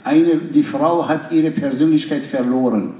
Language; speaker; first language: German; non-native, fluent; Arabic